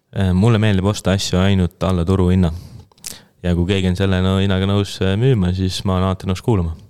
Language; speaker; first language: Estonian; native; Estonian